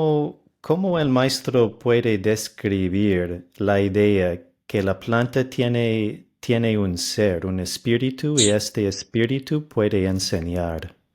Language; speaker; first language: Spanish; non-native, fluent; English